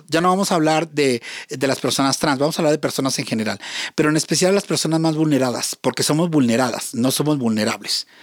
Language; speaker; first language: Spanish; native; Spanish